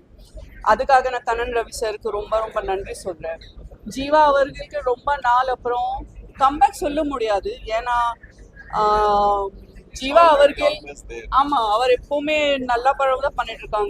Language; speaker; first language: Tamil; non-native, fluent; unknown